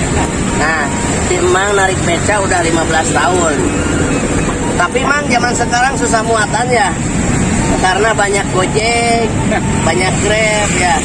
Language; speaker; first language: Indonesian; non-native, local second language; Sundanese